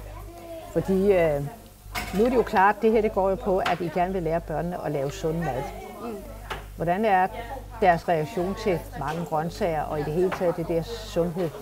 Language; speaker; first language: Danish; native; Danish